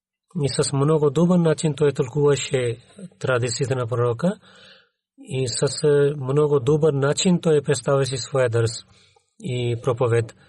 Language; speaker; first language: Bulgarian; non-native, learner; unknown